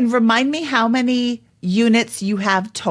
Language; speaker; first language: English; native; English